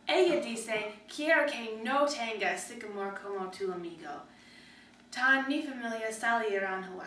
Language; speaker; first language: Spanish; non-native, learner; English